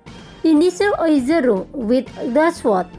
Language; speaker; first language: German; non-native, fluent; Indonesian